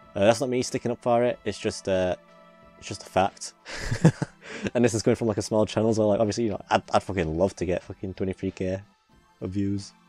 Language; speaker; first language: English; native; English